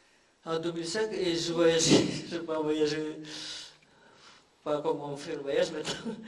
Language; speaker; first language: French; non-native, fluent; Indonesian